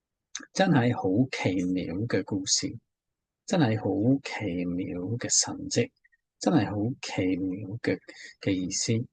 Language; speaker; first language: Cantonese; non-native, fluent; English